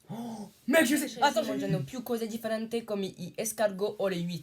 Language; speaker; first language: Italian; non-native, learner; French